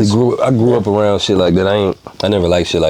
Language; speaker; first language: English; native; English